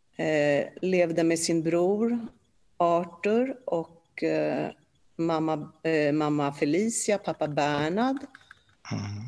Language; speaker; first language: Swedish; early bilingual, other home language; Polish